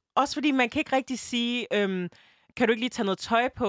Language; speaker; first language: Danish; early bilingual, other home language; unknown